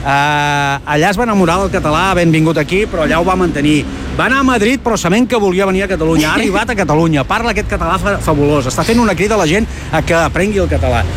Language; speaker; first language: Catalan; native; Catalan